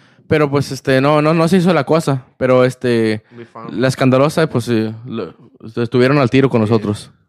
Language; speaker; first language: Spanish; early bilingual, other home language; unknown